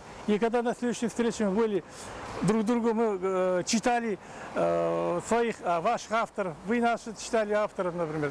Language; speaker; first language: Russian; non-native, fluent; Tajik